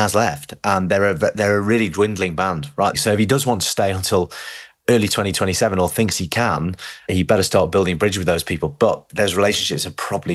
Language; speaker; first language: English; native; English